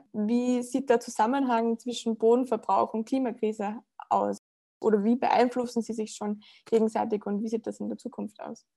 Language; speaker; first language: German; native; German